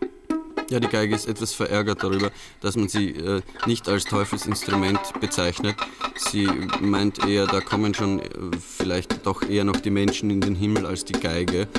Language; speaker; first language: German; native; German